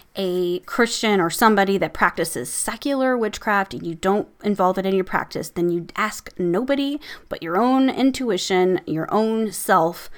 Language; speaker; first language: English; native; English